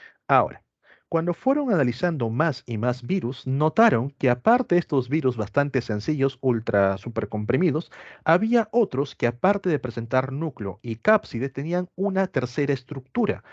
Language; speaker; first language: Spanish; native; Spanish